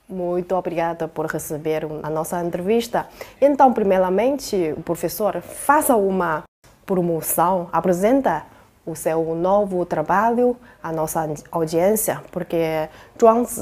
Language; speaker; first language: Portuguese; non-native, fluent; Chinese